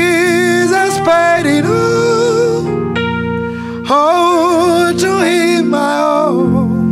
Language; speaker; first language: English; non-native, local second language; Ganda